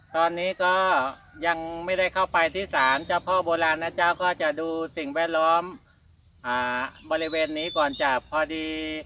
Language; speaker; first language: Thai; native; Thai